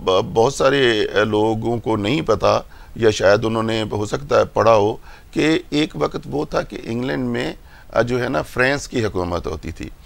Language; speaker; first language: Urdu; non-native, local second language; Punjabi